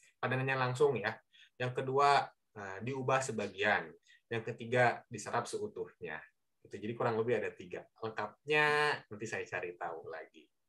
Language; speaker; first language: Indonesian; native; Indonesian